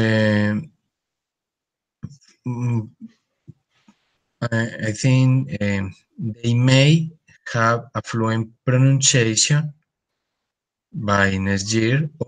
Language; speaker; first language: English; non-native, learner; Spanish